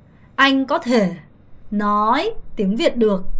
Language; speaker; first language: Vietnamese; non-native, fluent; Korean